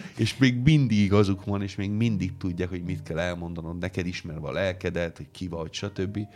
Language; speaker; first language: Hungarian; non-native, fluent; Italian